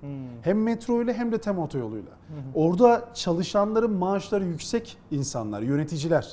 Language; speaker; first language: Turkish; native; Turkish